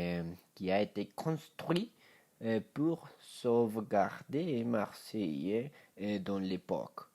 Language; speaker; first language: French; non-native, learner; Spanish